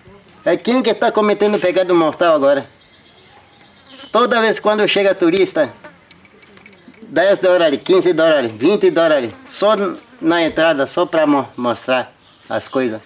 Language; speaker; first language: Portuguese; non-native, local second language; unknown